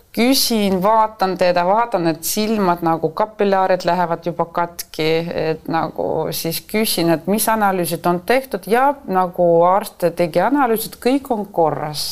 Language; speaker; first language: Estonian; non-native, local second language; Russian